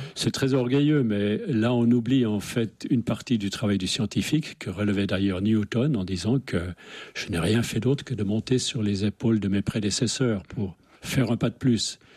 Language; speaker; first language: French; native; French